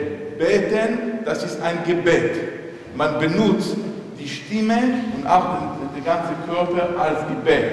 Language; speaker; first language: German; non-native, fluent; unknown